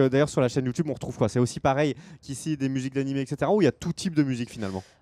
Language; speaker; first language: French; native; French